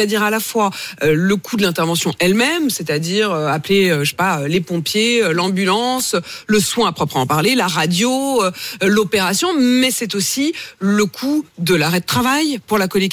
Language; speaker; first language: French; native; French